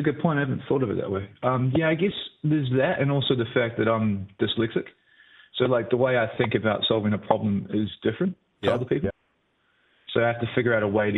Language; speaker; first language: English; native; English